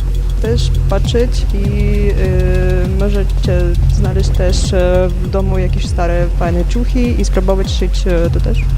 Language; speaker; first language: Polish; non-native, fluent; Ukrainian